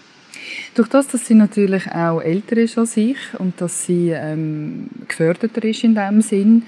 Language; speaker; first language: German; early bilingual, other home language; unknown